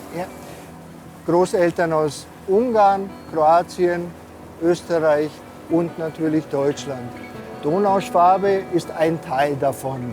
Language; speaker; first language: German; non-native, local second language; Hungarian